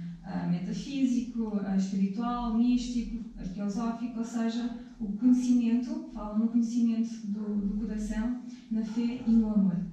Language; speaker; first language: Portuguese; native; Portuguese